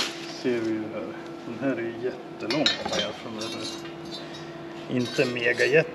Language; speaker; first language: Swedish; native; Swedish